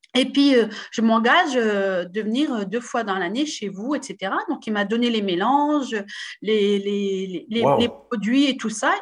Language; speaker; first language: French; native; French